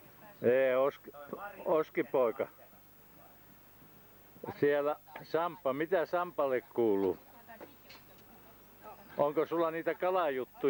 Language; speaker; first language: Finnish; native; Finnish